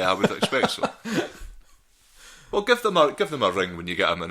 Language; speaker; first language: English; native; English